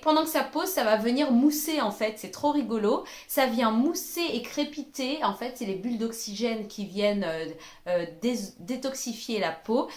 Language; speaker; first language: French; native; French